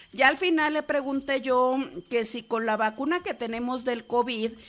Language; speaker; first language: Spanish; native; Spanish